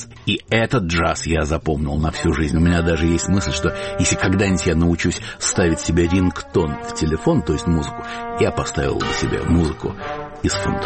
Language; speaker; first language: Russian; native; Russian